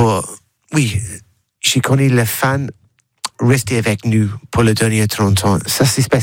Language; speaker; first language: French; non-native, learner; English